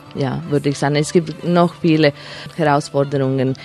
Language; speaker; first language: German; non-native, fluent; Croatian